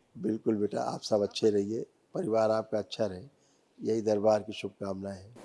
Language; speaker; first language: Hindi; native; Hindi